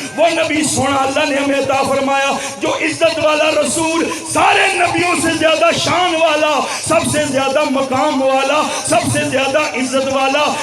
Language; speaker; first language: Urdu; non-native, local second language; Pashto